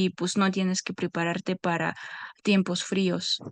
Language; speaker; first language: Spanish; non-native, fluent; Russian